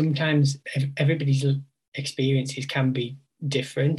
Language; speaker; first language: English; native; English